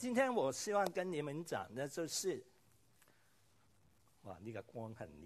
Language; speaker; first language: Chinese; non-native, local second language; Cantonese